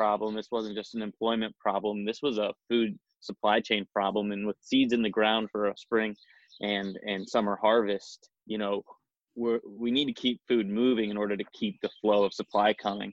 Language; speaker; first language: English; native; English